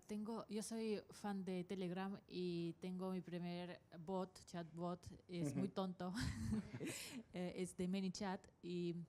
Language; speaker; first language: Spanish; non-native, fluent; Russian